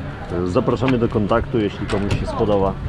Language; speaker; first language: Polish; native; Polish